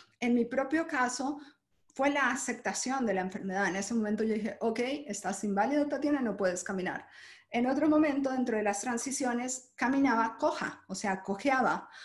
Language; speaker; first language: Spanish; native; Spanish